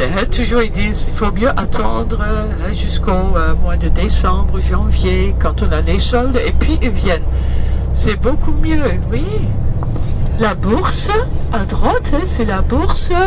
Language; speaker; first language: French; early bilingual, heritage; Dutch